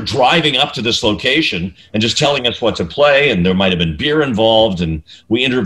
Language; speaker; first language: English; native; English